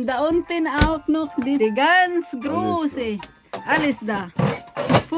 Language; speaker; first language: German; non-native, learner; Filipino